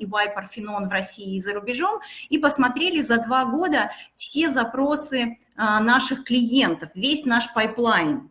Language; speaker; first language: Russian; native; Russian